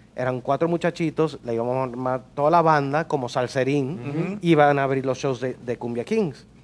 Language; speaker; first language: Spanish; early bilingual, heritage; Spanish